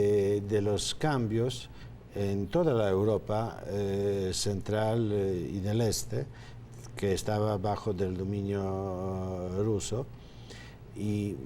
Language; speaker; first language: Spanish; non-native, fluent; Polish